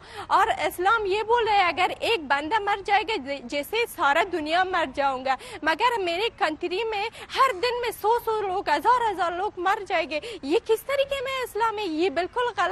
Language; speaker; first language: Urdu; non-native, learner; Pashto